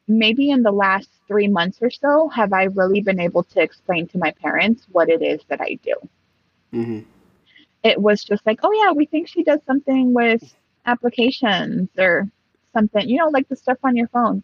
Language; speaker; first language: English; early bilingual, other home language; Spanish